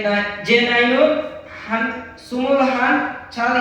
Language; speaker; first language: Korean; non-native, learner; Bangla